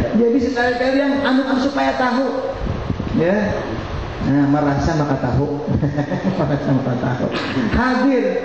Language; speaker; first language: Malay; non-native, local second language; Banjar